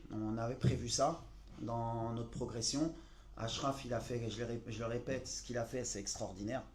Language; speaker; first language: French; native; French